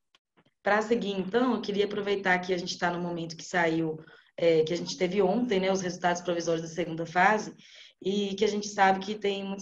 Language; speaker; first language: Portuguese; native; Portuguese